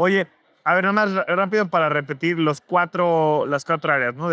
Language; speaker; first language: Spanish; native; Spanish